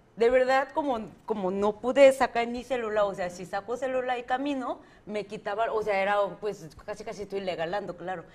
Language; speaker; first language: Spanish; non-native, fluent; Korean